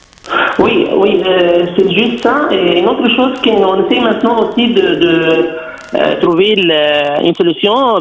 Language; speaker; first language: French; non-native, fluent; Arabic